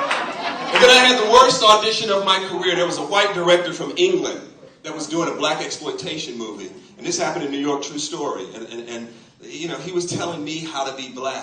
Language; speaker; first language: English; native; English